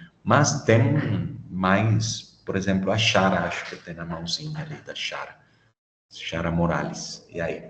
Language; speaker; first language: Portuguese; non-native, fluent; Spanish